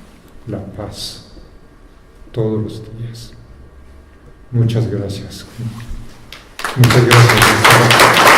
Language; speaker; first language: Spanish; non-native, fluent; Japanese